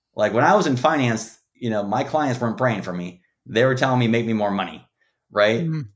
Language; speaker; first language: English; native; English